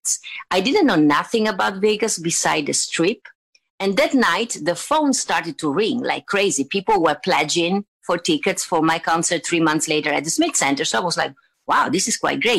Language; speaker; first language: English; non-native, fluent; Italian